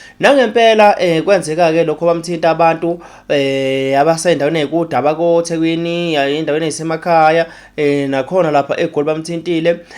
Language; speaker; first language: Zulu; native; Zulu